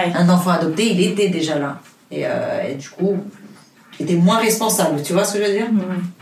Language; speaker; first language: French; non-native, fluent; Portuguese